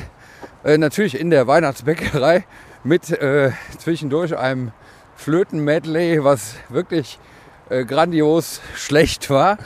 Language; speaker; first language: German; native; German